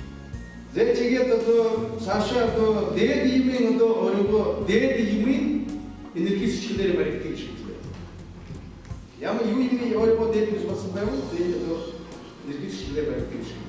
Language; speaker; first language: Mongolian; non-native, learner; Buriat